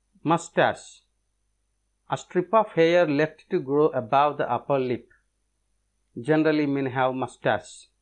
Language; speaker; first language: English; non-native, local second language; Telugu